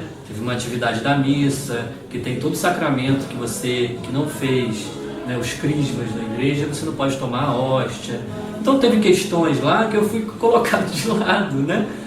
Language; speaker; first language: Portuguese; native; Portuguese